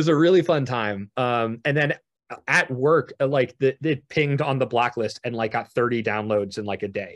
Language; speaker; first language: English; native; English